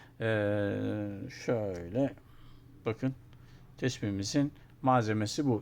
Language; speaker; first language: Turkish; native; Turkish